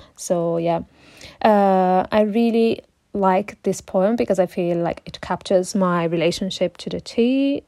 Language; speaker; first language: English; non-native, fluent; Italian